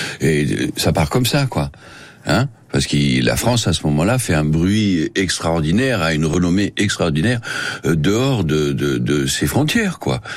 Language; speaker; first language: French; non-native, local second language; Spanish